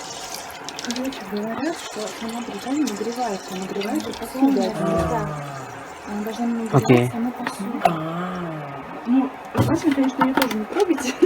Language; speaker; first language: Russian; native; Russian